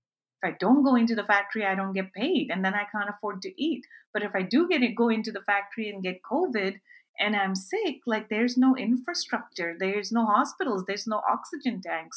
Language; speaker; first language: English; non-native, local second language; Urdu